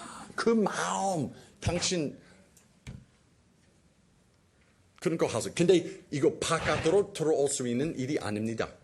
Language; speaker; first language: Korean; non-native, fluent; English